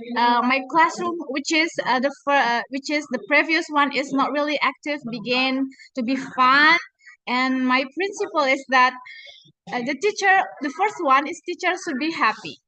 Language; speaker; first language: English; non-native, learner; Indonesian